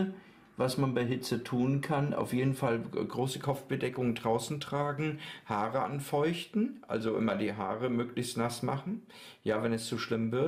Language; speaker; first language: German; native; German